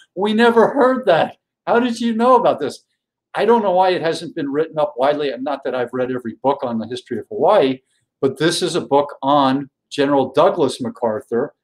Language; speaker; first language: English; native; English